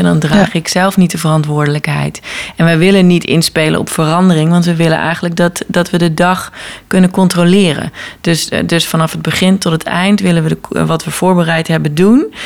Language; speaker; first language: Dutch; native; Dutch